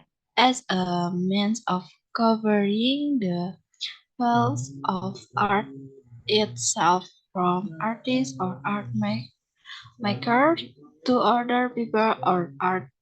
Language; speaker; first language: English; non-native, learner; Indonesian